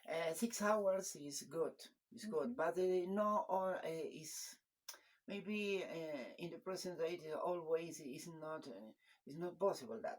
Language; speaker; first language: English; non-native, learner; Spanish